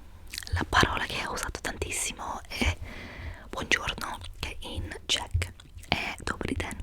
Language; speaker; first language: Italian; non-native, fluent; English